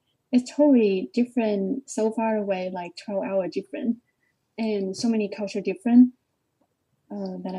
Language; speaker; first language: English; non-native, learner; Vietnamese